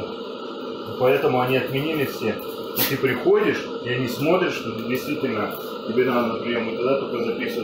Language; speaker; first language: Russian; native; Russian